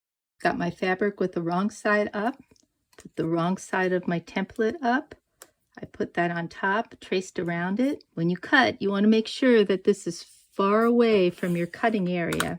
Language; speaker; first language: English; native; English